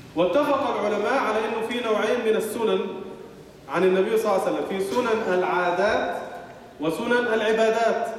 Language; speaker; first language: Arabic; native; Arabic